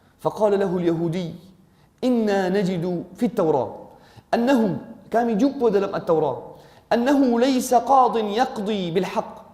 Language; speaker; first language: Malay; non-native, fluent; Arabic